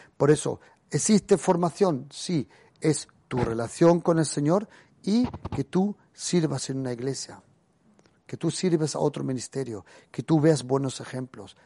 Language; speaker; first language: Spanish; early bilingual, heritage; Spanish